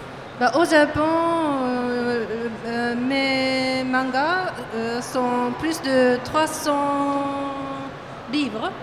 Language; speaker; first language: French; non-native, fluent; Japanese